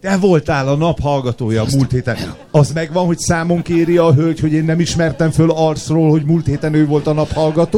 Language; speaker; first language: Hungarian; native; Hungarian